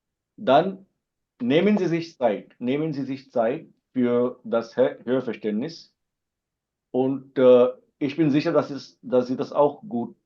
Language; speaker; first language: German; non-native, fluent; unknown